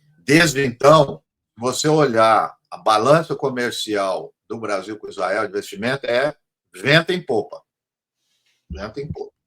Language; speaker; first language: Portuguese; native; Portuguese